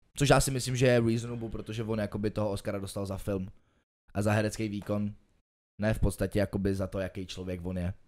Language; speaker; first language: Czech; early bilingual, other home language; Ukrainian